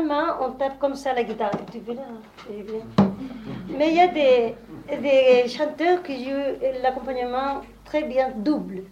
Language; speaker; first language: French; non-native, learner; Spanish